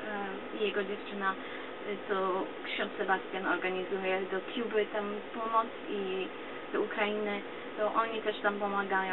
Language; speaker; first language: Polish; early bilingual, other home language; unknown